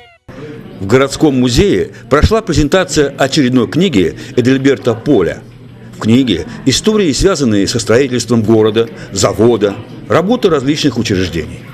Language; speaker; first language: Russian; native; Russian